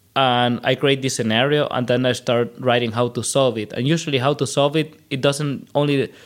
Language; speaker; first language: English; non-native, fluent; Spanish